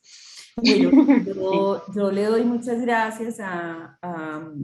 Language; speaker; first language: Spanish; native; Spanish